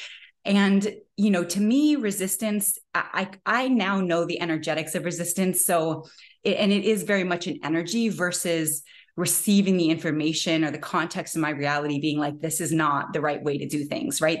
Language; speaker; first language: English; native; English